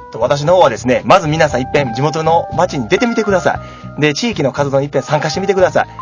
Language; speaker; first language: Japanese; native; Japanese